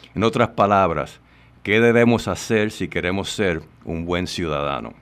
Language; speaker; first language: Spanish; native; Spanish